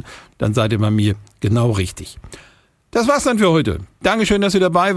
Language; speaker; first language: German; native; German